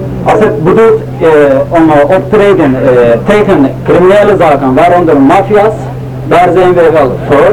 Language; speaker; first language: Dutch; non-native, learner; Turkish